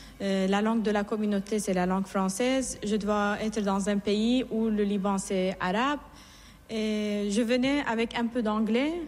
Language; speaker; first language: French; non-native, fluent; Persian